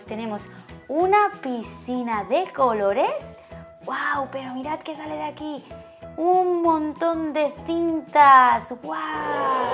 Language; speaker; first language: Spanish; native; Spanish